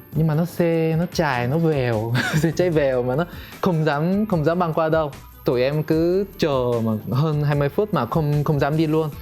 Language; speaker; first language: Vietnamese; non-native, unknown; Korean